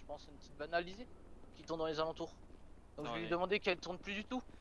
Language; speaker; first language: French; native; French